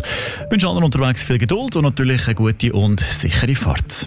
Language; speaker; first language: German; native; German